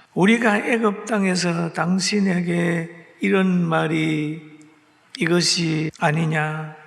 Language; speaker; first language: Korean; native; Korean